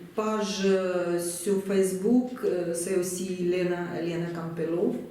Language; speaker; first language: French; non-native, learner; Russian